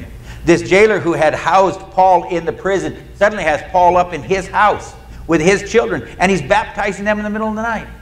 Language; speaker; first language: English; native; English